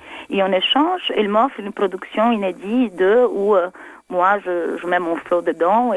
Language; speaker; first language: French; non-native, fluent; Portuguese